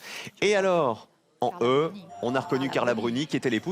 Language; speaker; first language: French; native; French